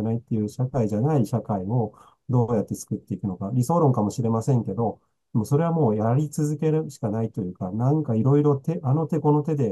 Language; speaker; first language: Japanese; native; Japanese